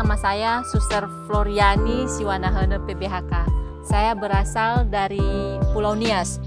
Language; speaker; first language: Indonesian; non-native, local second language; Nias